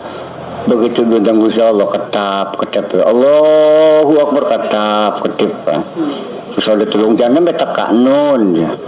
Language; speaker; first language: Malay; non-native, local second language; Javanese